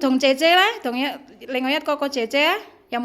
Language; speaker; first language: Cantonese; native; Cantonese